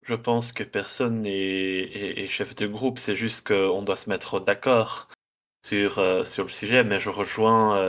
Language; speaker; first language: French; non-native, fluent; Dutch